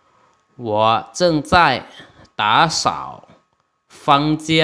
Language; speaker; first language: Chinese; non-native, fluent; Lao